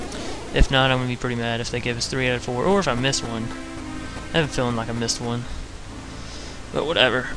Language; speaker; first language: English; native; English